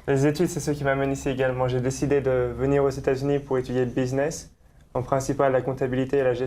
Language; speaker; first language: French; native; French